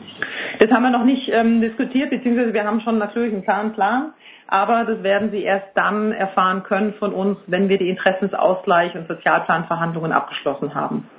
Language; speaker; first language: German; native; German